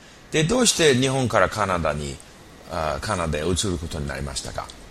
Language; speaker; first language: Japanese; non-native, fluent; English